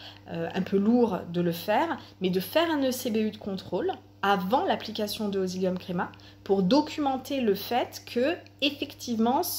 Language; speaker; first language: French; non-native, fluent; Italian